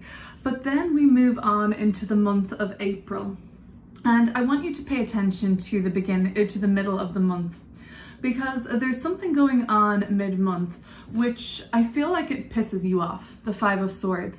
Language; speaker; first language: English; native; English